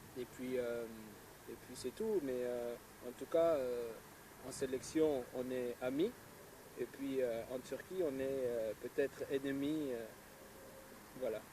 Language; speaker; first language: French; native; French